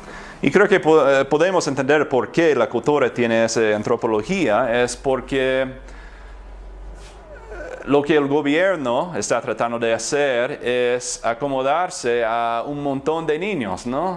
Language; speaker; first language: Spanish; non-native, fluent; English